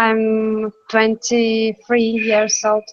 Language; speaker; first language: English; non-native, learner; Russian